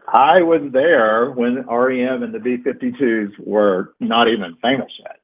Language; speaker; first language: English; native; English